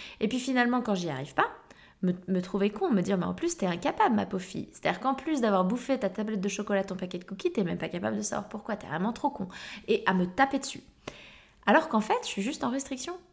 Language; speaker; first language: French; native; French